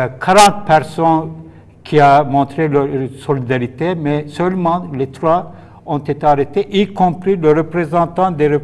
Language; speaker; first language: French; non-native, fluent; Turkish